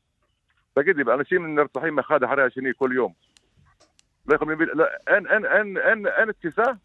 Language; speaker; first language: Hebrew; non-native, local second language; Arabic